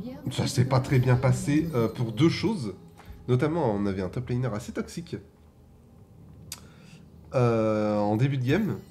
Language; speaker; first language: French; native; French